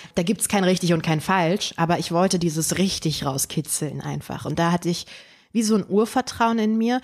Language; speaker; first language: German; early bilingual, other home language; Polish